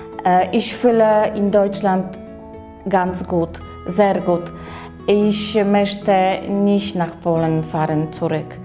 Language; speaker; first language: German; non-native, learner; Polish